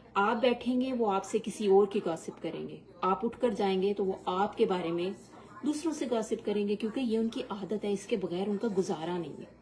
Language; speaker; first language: Urdu; native; Urdu